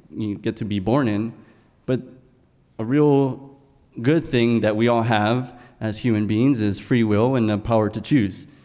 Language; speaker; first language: English; native; English